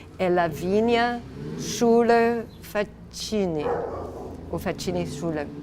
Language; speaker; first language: Portuguese; non-native, fluent; English